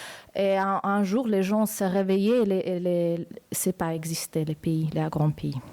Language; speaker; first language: French; non-native, fluent; Uzbek